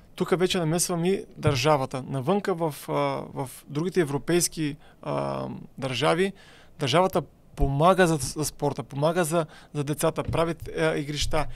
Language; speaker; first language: Bulgarian; native; Bulgarian